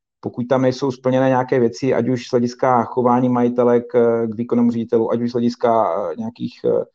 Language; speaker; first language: Czech; native; Czech